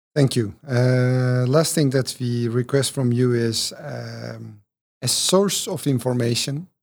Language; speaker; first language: English; non-native, fluent; Turkish